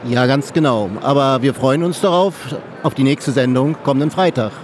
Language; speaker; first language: German; native; German